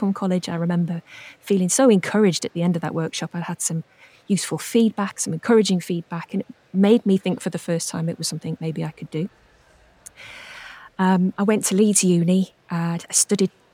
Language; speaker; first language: English; native; English